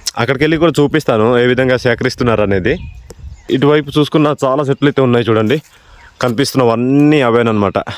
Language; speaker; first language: Telugu; non-native, local second language; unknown